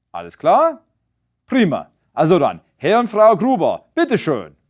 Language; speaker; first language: German; non-native, fluent; English